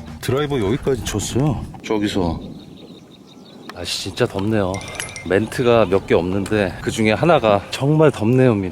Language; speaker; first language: Korean; native; Korean